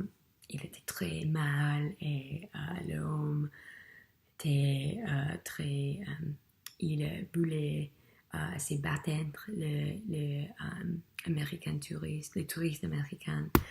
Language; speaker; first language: French; non-native, learner; English